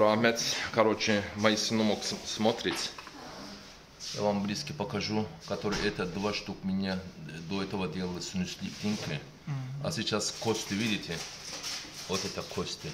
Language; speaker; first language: Russian; non-native, learner; Turkish